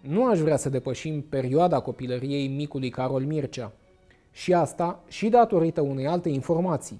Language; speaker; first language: Romanian; native; Romanian